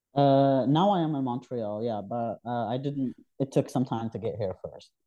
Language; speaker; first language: English; non-native, fluent; Arabic